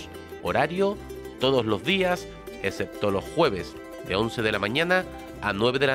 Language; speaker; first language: Spanish; native; Spanish